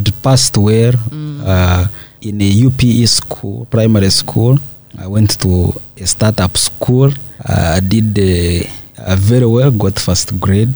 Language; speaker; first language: English; non-native, local second language; Nyankole